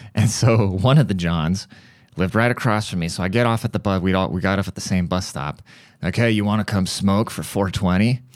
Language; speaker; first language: English; early bilingual, other home language; German